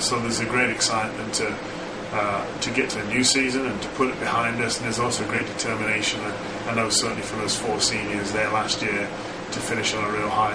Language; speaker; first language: English; native; English